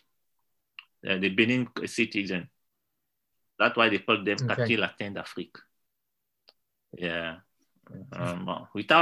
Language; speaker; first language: English; non-native, learner; Yoruba